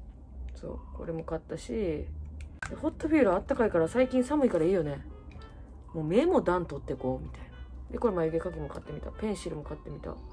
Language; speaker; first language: Japanese; native; Japanese